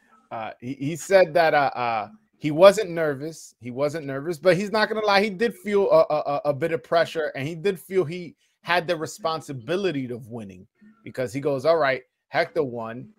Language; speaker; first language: English; early bilingual, other home language; Spanish